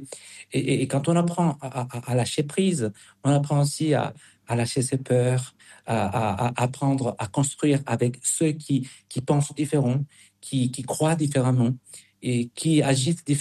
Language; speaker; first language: French; non-native, fluent; Spanish